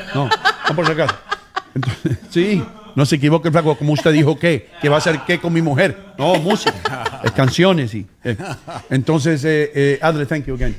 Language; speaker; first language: Spanish; early bilingual, heritage; Spanish